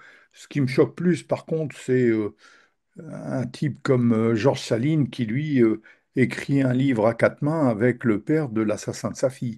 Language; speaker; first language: French; native; French